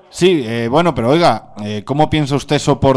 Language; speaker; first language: Spanish; native; Spanish